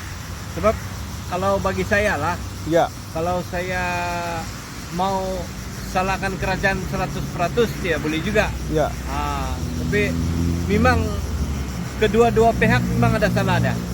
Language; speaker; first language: Malay; native; Malay